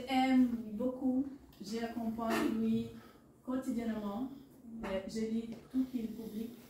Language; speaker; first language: French; non-native, learner; Portuguese